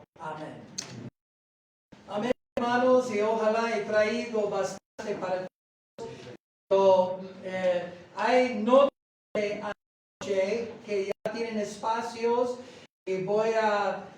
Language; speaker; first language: Spanish; non-native, fluent; English